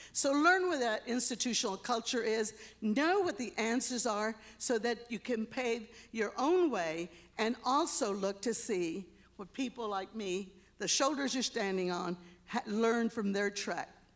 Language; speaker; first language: English; early bilingual, other home language; Spanish